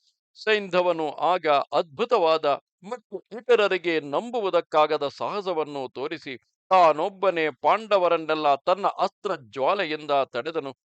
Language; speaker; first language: Kannada; native; Kannada